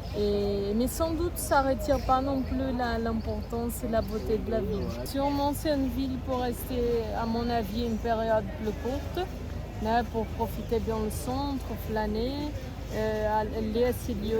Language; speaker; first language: French; non-native, fluent; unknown